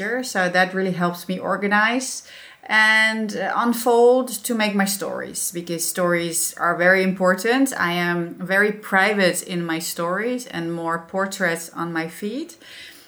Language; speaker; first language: English; non-native, fluent; Dutch